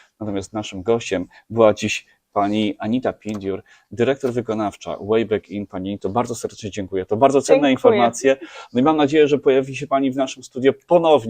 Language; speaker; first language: Polish; native; Polish